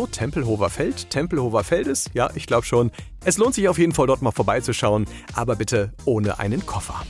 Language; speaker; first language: German; native; German